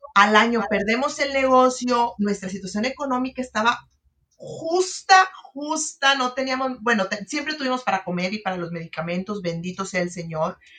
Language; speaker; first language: Spanish; native; Spanish